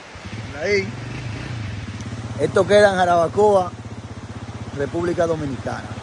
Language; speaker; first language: Spanish; native; Spanish